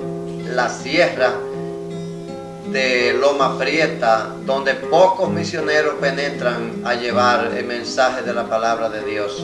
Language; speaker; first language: Spanish; native; Spanish